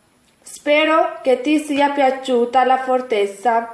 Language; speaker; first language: Italian; non-native, learner; Urdu